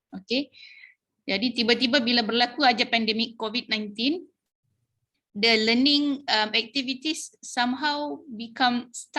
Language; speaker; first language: Malay; native; Malay